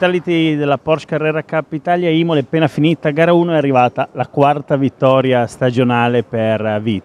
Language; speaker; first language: Italian; native; Italian